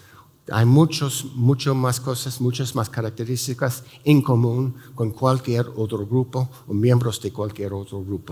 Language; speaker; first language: Spanish; non-native, fluent; English